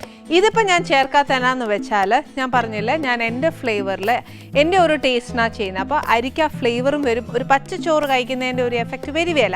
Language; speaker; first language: Malayalam; native; Malayalam